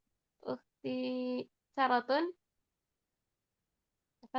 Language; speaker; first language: Arabic; non-native, fluent; Indonesian